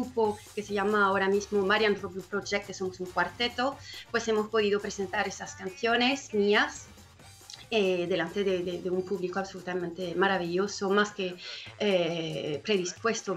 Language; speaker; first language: Spanish; non-native, fluent; French